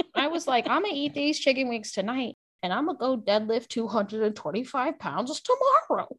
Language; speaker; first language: English; native; English